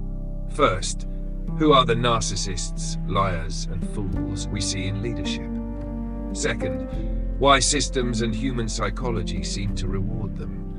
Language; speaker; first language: English; native; English